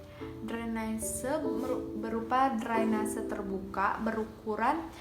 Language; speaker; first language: Indonesian; native; Indonesian